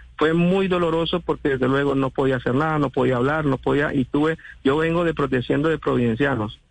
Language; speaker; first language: Spanish; non-native, local second language; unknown